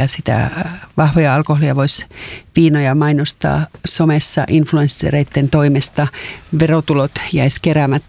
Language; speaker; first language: Finnish; native; Finnish